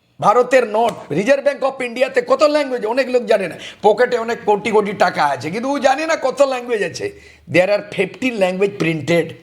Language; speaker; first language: Bangla; non-native, local second language; Santali